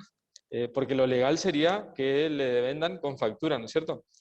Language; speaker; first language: Spanish; native; Spanish